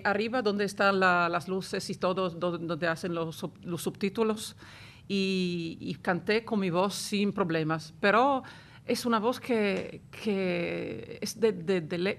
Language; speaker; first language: Spanish; non-native, fluent; Italian